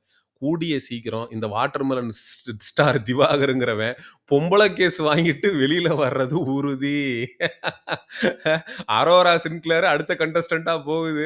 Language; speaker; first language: Tamil; native; Tamil